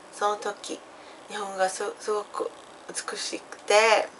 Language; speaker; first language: Japanese; non-native, fluent; English